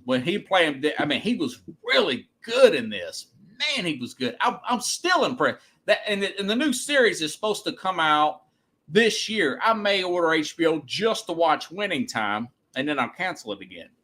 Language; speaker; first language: English; native; English